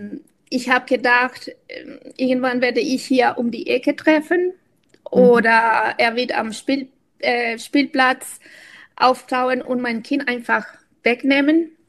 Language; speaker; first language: German; non-native, fluent; Spanish